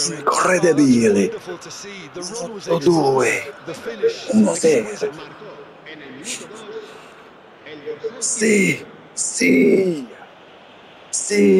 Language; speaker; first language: Italian; non-native, learner; English